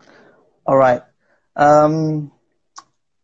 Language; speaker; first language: English; non-native, learner; Indonesian